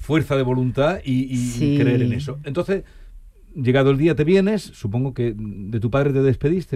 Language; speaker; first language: Spanish; native; Spanish